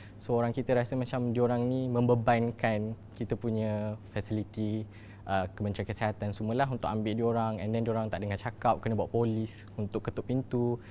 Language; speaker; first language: Malay; native; Malay